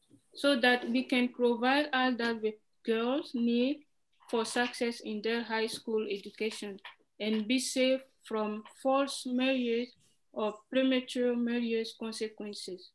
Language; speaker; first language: English; non-native, fluent; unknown